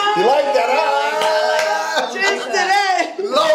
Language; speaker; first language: English; native; English